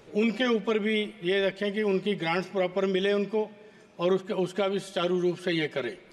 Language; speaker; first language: Hindi; native; Hindi